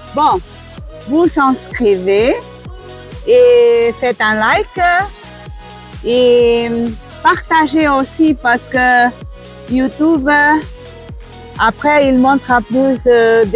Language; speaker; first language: French; non-native, learner; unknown